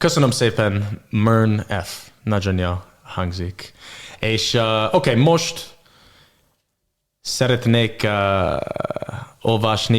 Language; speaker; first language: Hungarian; non-native, learner; English